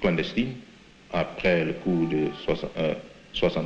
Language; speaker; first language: French; non-native, fluent; Indonesian